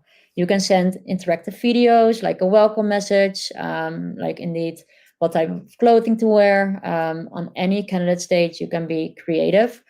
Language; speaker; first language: English; non-native, fluent; Dutch